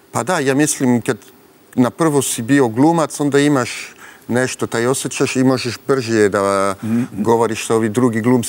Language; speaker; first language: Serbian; early bilingual, heritage; French